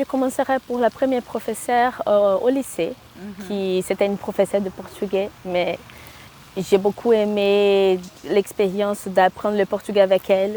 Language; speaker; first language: French; non-native, fluent; Portuguese